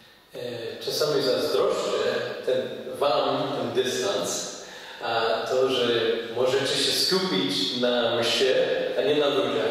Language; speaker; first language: Polish; non-native, fluent; English